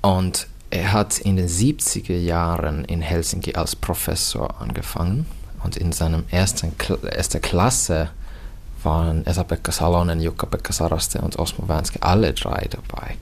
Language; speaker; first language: German; non-native, fluent; Finnish